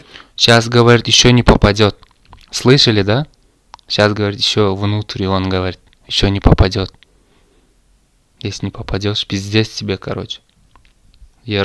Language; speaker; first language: Russian; non-native, learner; Turkmen